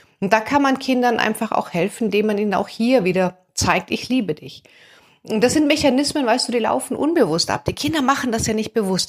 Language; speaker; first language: German; native; German